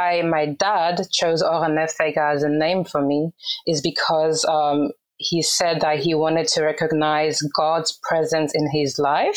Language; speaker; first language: English; non-native, fluent; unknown